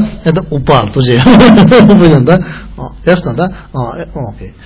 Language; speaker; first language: Russian; non-native, learner; Tibetan